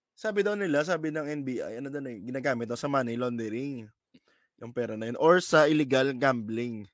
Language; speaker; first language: Filipino; native; Filipino